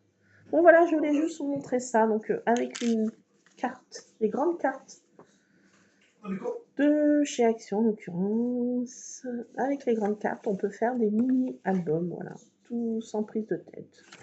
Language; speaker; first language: French; native; French